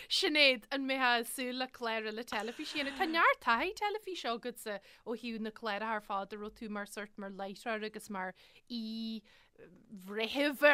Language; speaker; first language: Irish; native; Irish